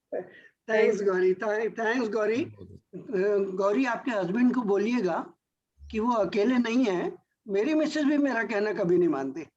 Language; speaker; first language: Hindi; native; Hindi